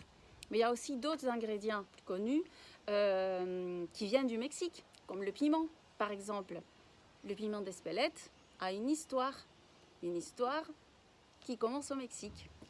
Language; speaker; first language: French; non-native, fluent; Spanish